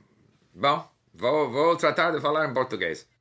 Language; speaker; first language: Portuguese; non-native, learner; English